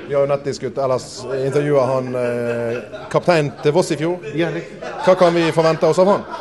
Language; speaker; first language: Norwegian; native; Norwegian